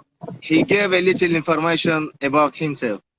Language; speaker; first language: English; non-native, learner; Tajik